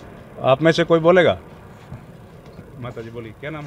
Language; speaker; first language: Hindi; native; Hindi